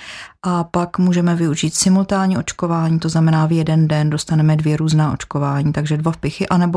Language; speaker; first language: Czech; native; Czech